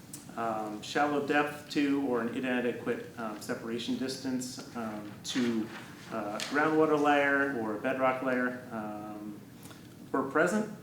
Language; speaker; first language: English; native; English